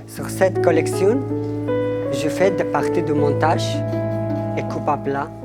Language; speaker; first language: French; non-native, fluent; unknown